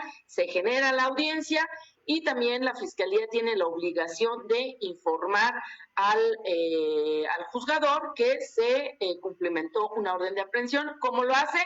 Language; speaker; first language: Spanish; native; Spanish